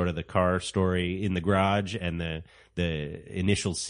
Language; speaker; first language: English; native; English